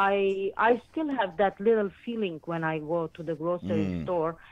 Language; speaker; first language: English; non-native, fluent; Arabic